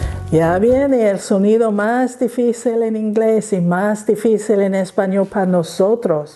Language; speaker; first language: Spanish; non-native, learner; English